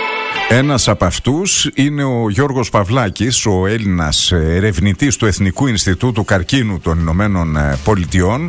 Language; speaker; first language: Greek; native; Greek